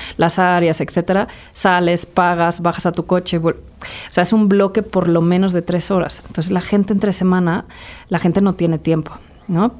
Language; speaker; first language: Spanish; early bilingual, other home language; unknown